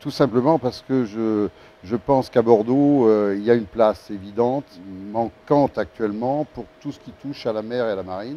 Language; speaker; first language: French; native; French